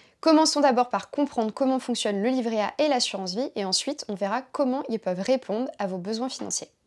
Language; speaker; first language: French; native; French